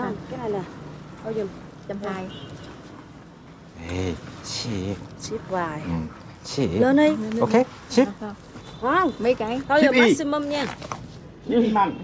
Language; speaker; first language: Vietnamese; non-native, learner; Korean